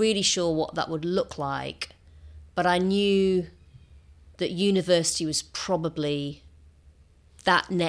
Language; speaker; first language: English; native; English